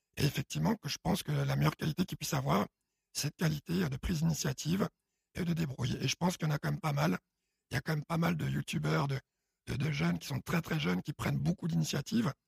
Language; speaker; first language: French; early bilingual, other home language; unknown